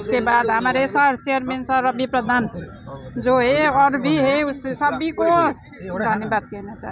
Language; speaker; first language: Hindi; non-native, local second language; Nepali